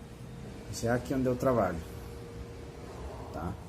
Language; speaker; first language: Portuguese; non-native, fluent; Spanish